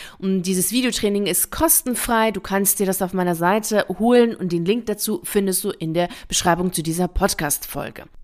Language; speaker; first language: German; early bilingual, other home language; Persian